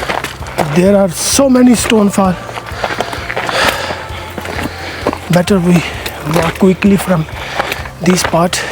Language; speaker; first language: English; non-native, learner; Hindi